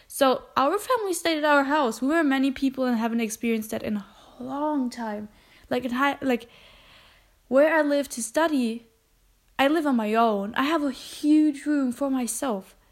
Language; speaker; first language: English; non-native, fluent; German